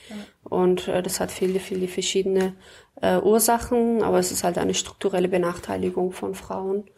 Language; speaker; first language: German; early bilingual, other home language; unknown